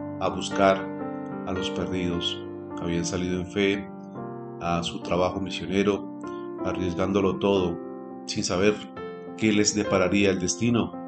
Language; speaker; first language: Spanish; native; Spanish